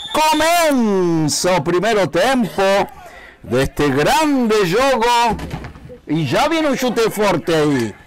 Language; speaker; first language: Spanish; native; Spanish